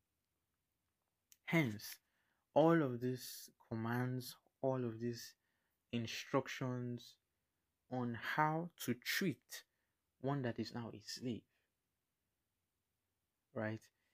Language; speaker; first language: English; non-native, local second language; Yoruba